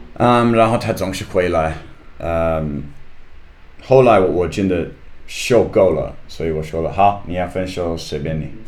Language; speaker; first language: Chinese; non-native, learner; English